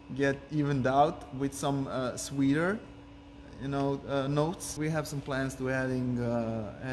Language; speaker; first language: English; non-native, fluent; Serbian